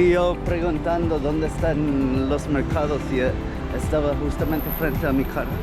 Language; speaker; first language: Spanish; non-native, fluent; English